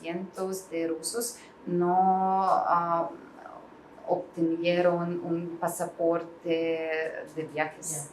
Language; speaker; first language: Spanish; non-native, learner; Russian